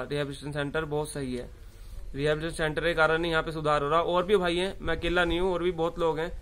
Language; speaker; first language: Hindi; native; Hindi